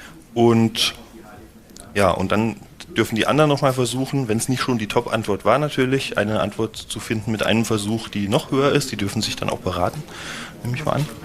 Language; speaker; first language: German; native; German